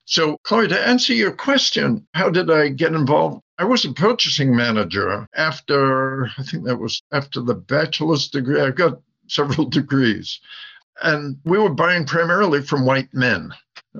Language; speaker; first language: English; native; English